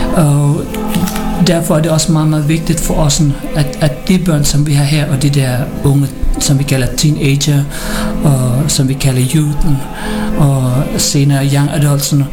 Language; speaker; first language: Danish; early bilingual, other home language; Filipino